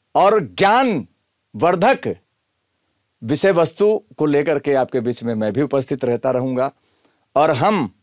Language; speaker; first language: Hindi; native; Hindi